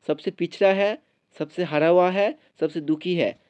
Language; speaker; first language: Hindi; non-native, local second language; Bangla